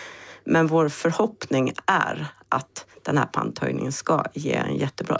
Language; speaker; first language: Swedish; native; Swedish